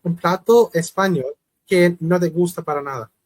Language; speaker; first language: Spanish; non-native, learner; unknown